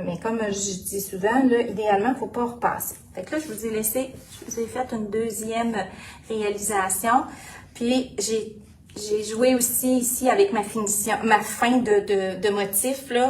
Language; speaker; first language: French; native; French